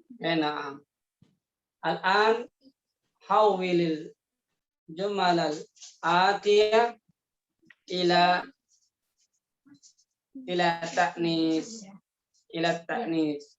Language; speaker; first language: Arabic; non-native, fluent; Indonesian